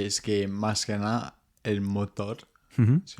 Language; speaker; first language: Spanish; non-native, fluent; English